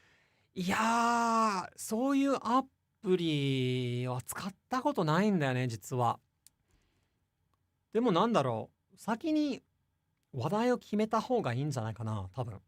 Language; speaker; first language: Japanese; non-native, fluent; English